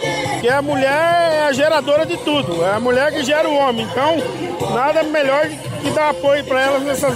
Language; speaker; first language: Portuguese; native; Portuguese